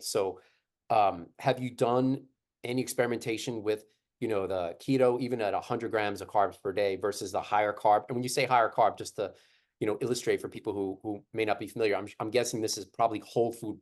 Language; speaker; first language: English; native; English